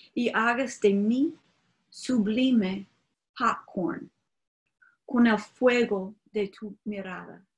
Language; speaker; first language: Spanish; non-native, fluent; English